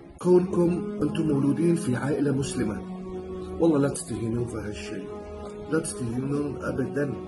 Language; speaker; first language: Arabic; non-native, fluent; Chinese